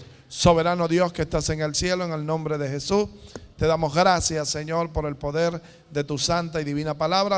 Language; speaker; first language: Spanish; native; Spanish